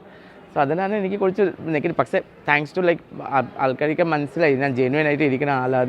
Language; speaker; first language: Malayalam; non-native, fluent; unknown